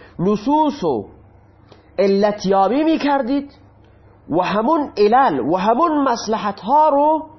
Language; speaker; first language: Persian; non-native, local second language; Baluchi